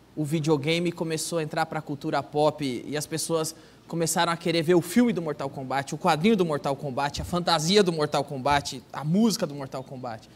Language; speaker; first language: Portuguese; native; Portuguese